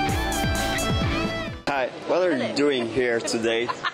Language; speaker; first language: English; non-native, learner; French